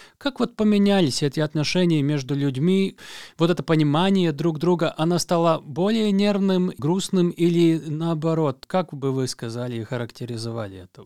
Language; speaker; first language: Russian; non-native, local second language; Latvian